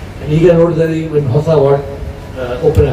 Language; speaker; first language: Kannada; non-native, local second language; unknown